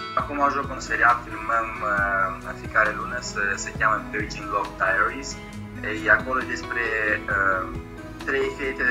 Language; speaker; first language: Romanian; early bilingual, heritage; Romanian